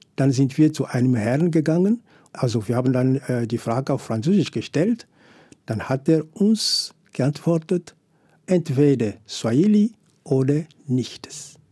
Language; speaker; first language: German; non-native, fluent; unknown